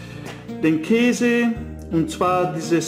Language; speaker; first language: German; non-native, fluent; Italian